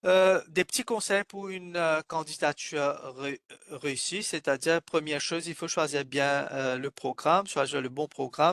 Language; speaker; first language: French; non-native, fluent; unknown